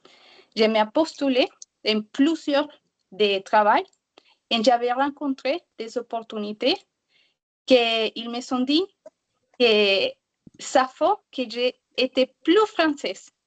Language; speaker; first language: French; non-native, learner; Spanish